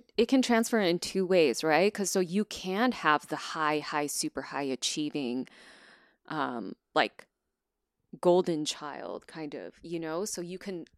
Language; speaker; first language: English; early bilingual, other home language; Chinese